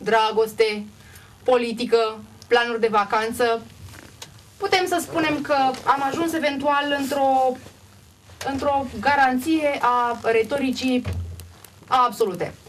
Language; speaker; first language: Romanian; native; Romanian